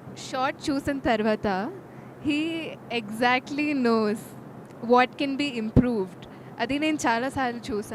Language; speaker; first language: Telugu; non-native, fluent; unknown